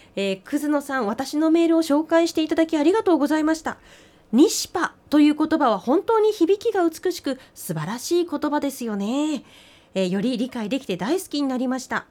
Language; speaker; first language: Japanese; native; Japanese